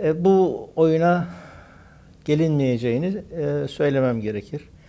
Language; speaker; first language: Turkish; native; Turkish